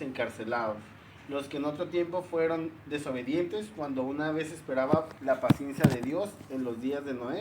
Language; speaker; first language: Spanish; native; Spanish